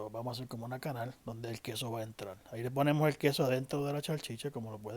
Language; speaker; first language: Spanish; native; Spanish